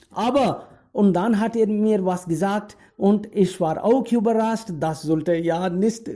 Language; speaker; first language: German; non-native, fluent; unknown